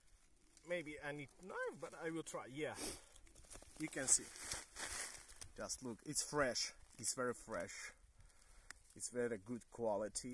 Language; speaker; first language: English; non-native, learner; Ukrainian